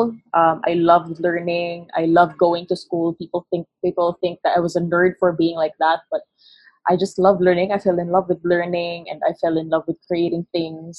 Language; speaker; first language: English; non-native, local second language; Hiligaynon